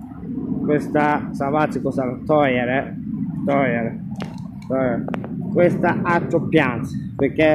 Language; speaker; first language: Italian; non-native, learner; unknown